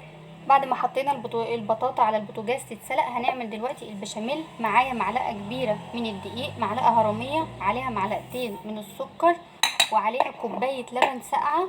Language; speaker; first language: Arabic; native; Arabic